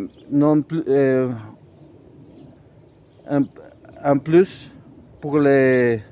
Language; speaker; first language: French; non-native, fluent; Spanish